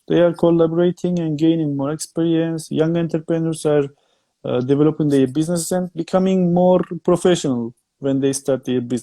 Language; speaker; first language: English; non-native, fluent; Turkish